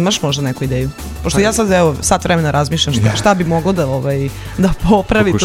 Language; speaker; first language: Serbian; native; Serbian